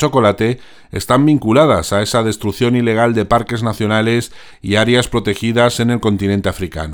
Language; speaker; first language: Spanish; native; Spanish